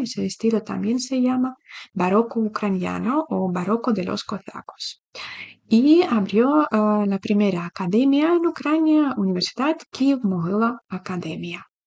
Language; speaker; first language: Spanish; non-native, fluent; Ukrainian